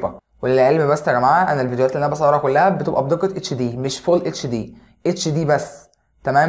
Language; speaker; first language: Arabic; native; Arabic